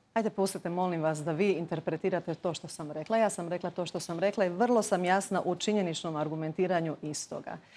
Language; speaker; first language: Croatian; native; Croatian